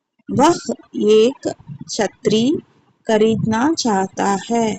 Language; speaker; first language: Hindi; non-native, local second language; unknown